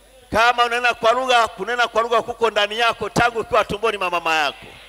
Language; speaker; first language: Swahili; native; Swahili